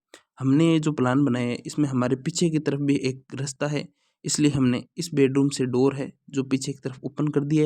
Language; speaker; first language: Hindi; native; Hindi